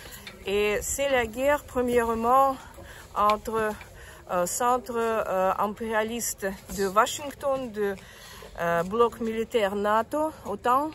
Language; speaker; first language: French; non-native, fluent; Russian